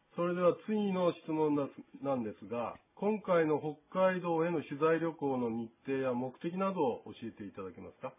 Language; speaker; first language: Japanese; native; Japanese